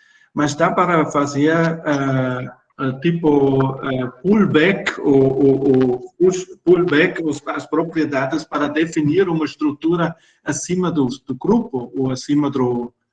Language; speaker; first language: Portuguese; non-native, fluent; German